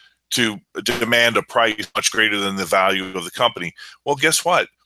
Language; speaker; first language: English; native; English